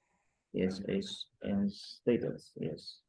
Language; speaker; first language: English; non-native, learner; Vietnamese